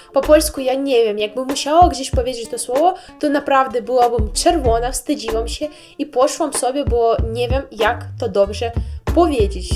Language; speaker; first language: Polish; non-native, learner; Russian